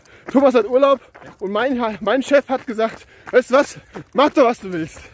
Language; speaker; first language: German; native; German